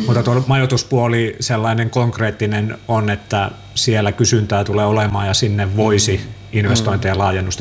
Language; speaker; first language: Finnish; native; Finnish